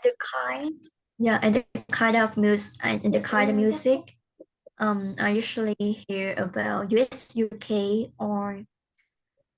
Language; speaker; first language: English; non-native, learner; Vietnamese